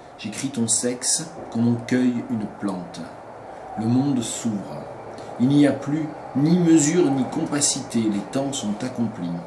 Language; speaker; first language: French; native; French